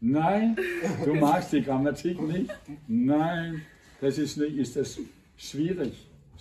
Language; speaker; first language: German; non-native, fluent; Danish